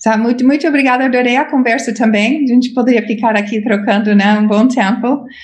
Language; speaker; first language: Portuguese; non-native, fluent; English